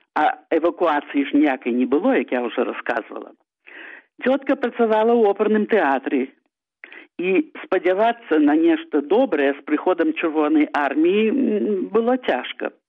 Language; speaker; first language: Belarusian; native; Belarusian